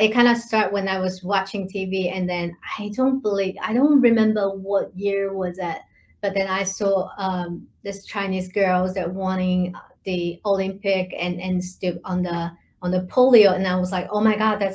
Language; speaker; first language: English; non-native, fluent; Chinese